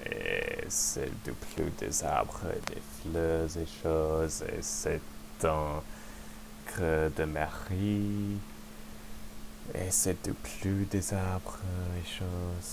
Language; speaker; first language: French; non-native, learner; English